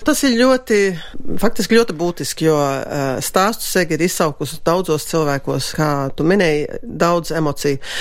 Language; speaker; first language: Latvian; early bilingual, heritage; Latvian